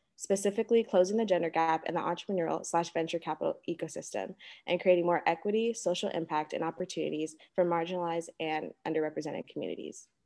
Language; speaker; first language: English; native; English